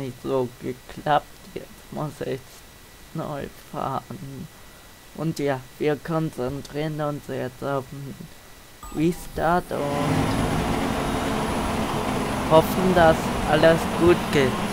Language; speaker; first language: German; native; German